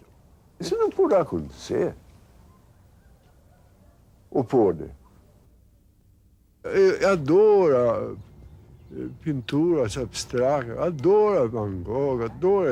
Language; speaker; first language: Portuguese; non-native, learner; Swedish